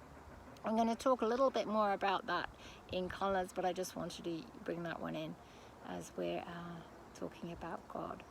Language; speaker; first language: English; native; English